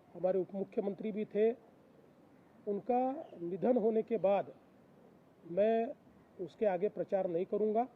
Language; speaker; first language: Hindi; non-native, local second language; Marathi